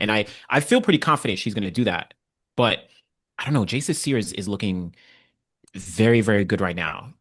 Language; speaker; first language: English; native; English